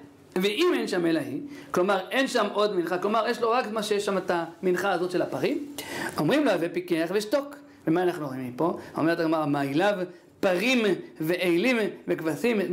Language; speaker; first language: Hebrew; native; Hebrew